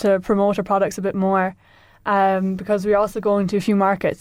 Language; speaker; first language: English; native; English